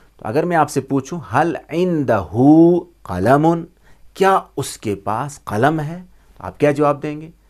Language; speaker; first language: Urdu; native; Urdu